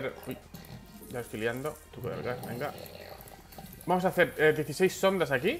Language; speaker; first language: Spanish; native; Spanish